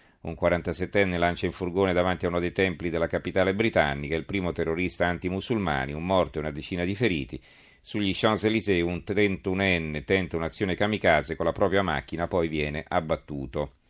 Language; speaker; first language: Italian; native; Italian